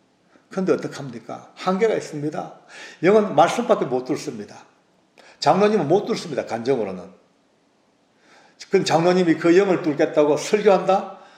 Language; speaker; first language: Korean; native; Korean